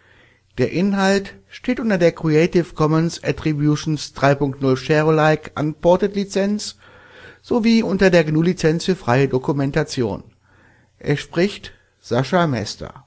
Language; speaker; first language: German; native; German